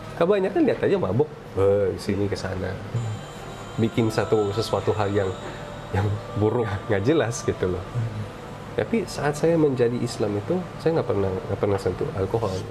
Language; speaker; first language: Indonesian; non-native, fluent; Filipino